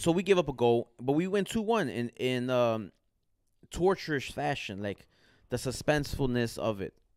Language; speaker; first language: English; early bilingual, other home language; Spanish